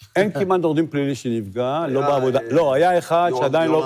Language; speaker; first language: Hebrew; native; Hebrew